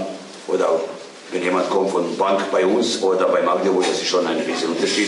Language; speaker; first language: German; non-native, fluent; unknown